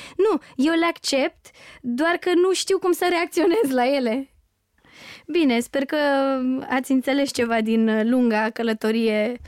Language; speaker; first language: Romanian; native; Romanian